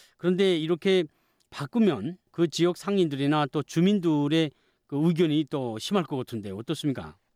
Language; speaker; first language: Korean; native; Korean